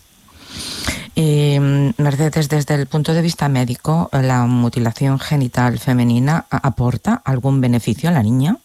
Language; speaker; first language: Spanish; non-native, local second language; Catalan